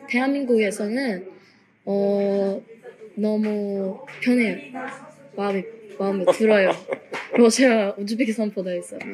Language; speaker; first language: Korean; early bilingual, other home language; Russian